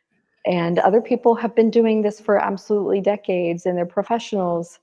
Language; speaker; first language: English; native; English